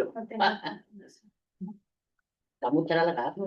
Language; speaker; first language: Spanish; native; Spanish